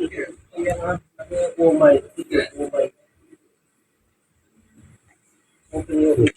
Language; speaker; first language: Chinese; non-native, learner; Filipino